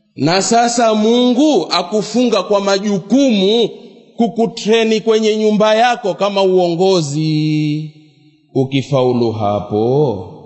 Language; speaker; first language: Swahili; native; Swahili